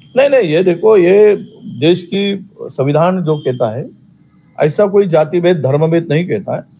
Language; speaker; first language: Hindi; non-native, local second language; Marathi